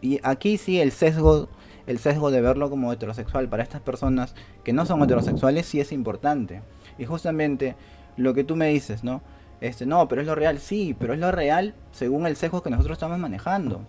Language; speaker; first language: Spanish; native; Spanish